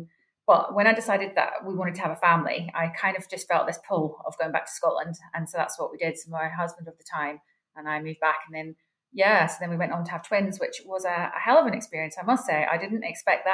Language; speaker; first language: English; native; English